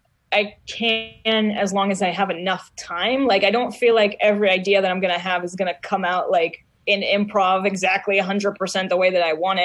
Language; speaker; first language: English; non-native, fluent; Hebrew